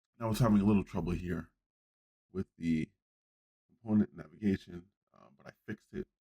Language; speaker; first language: English; native; English